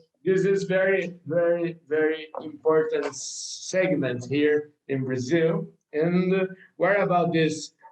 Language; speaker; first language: English; non-native, learner; Portuguese